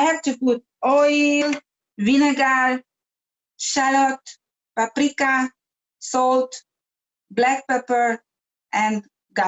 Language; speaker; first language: English; non-native, learner; Hungarian